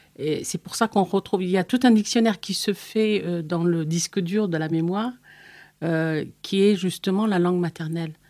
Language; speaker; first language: French; non-native, fluent; Tigrinya